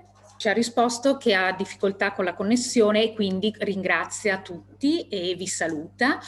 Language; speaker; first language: Italian; native; Italian